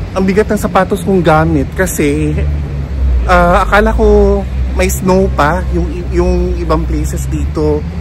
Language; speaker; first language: Filipino; native; Filipino